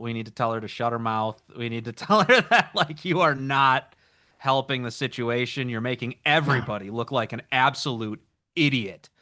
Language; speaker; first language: English; native; English